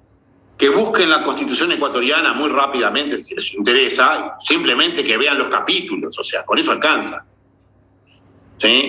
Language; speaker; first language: Spanish; native; Spanish